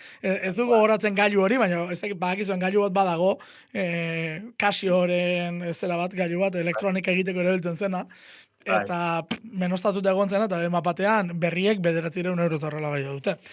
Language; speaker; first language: Basque; native; Basque